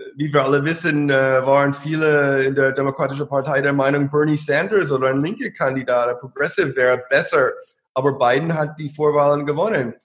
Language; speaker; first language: German; non-native, fluent; English